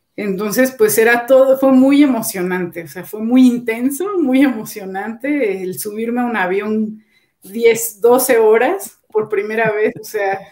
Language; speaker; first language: Spanish; native; Spanish